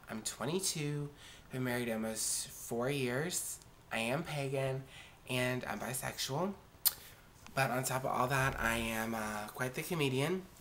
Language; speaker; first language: English; native; English